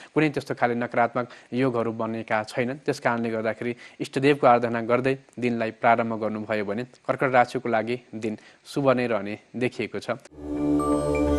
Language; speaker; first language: Nepali; native; Nepali